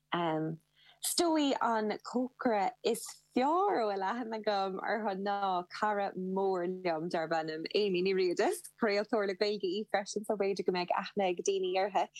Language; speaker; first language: Irish; non-native, local second language; English